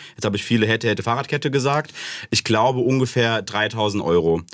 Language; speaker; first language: German; native; German